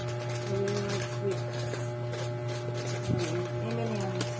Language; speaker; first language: English; non-native, local second language; Filipino